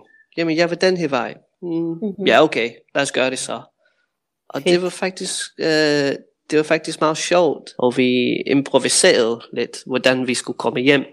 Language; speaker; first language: Danish; non-native, fluent; English